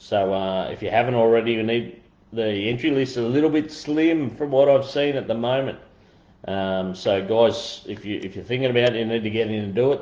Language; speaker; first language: English; native; English